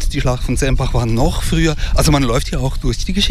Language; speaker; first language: German; native; German